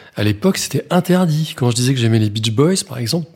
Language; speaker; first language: French; native; French